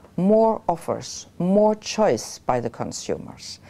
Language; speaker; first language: English; non-native, fluent; Luxembourgish